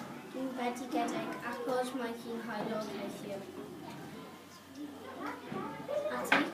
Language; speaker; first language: Welsh; non-native, learner; English